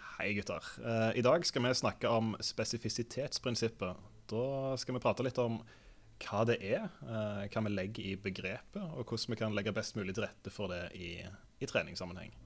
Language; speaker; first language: Norwegian; native; Norwegian